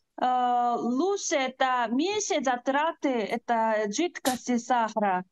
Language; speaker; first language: Russian; non-native, learner; Korean